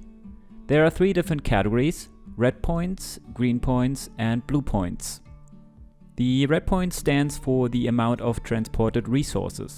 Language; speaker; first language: English; non-native, fluent; German